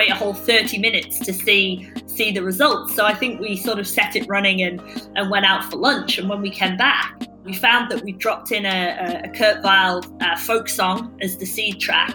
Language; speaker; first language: English; native; English